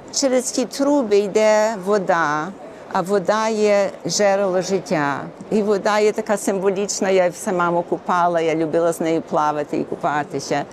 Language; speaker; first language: Ukrainian; early bilingual, heritage; Ukrainian